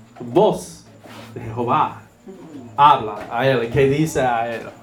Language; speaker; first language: Spanish; non-native, learner; English